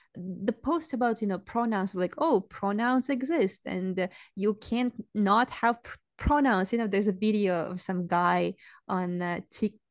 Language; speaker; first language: English; non-native, fluent; Russian